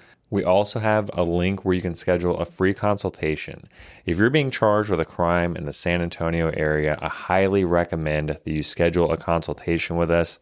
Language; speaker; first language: English; native; English